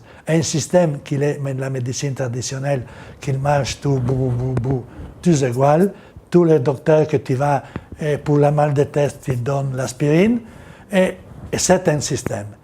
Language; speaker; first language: French; non-native, learner; Italian